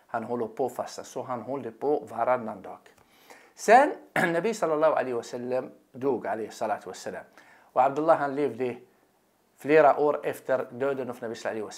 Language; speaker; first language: Swedish; non-native, fluent; Arabic